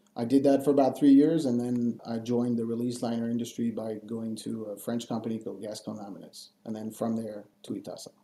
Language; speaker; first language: English; non-native, fluent; French